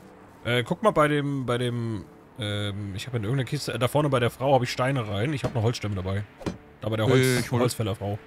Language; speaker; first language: German; native; German